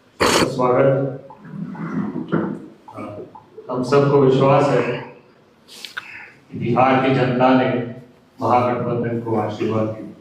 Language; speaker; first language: Hindi; native; Hindi